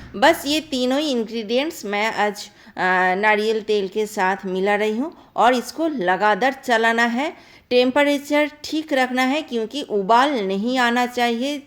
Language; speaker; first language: Hindi; non-native, local second language; Bangla